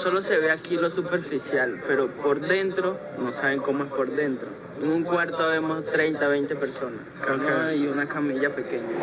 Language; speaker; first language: Spanish; native; Spanish